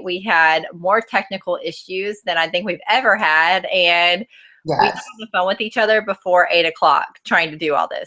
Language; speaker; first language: English; native; English